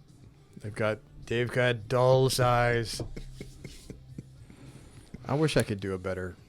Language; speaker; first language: English; native; English